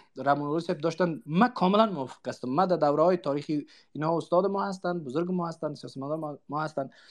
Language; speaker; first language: Persian; non-native, local second language; Uzbek